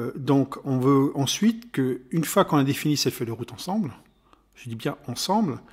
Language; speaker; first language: French; non-native, fluent; German